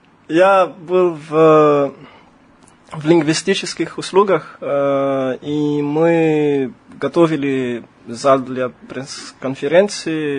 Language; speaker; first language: Russian; non-native, fluent; Malagasy